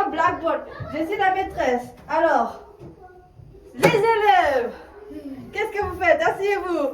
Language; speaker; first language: French; non-native, fluent; Tamil